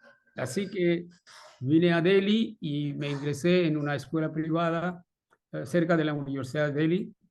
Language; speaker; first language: Spanish; non-native, fluent; Bangla